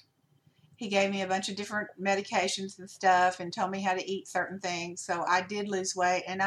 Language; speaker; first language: English; native; English